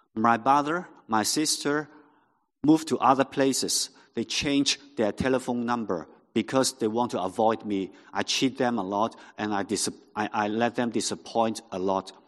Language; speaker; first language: English; non-native, local second language; Cantonese